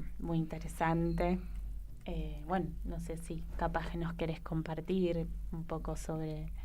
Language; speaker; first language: Spanish; native; Spanish